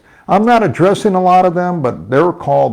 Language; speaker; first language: English; native; English